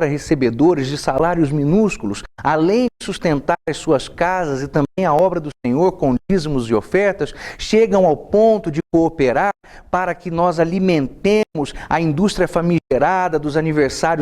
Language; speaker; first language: Portuguese; native; Portuguese